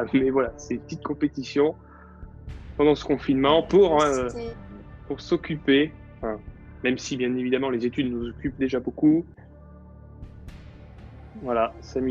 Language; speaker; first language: French; native; French